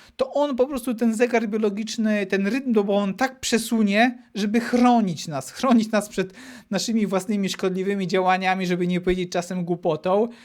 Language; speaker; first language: Polish; native; Polish